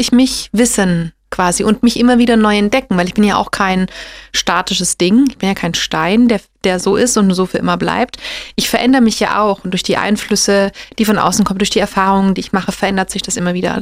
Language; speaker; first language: German; native; German